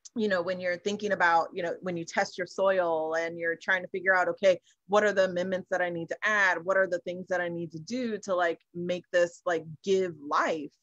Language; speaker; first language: English; native; English